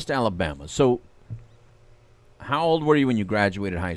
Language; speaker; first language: English; native; English